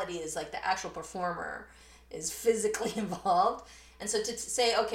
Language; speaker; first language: English; early bilingual, other home language; Spanish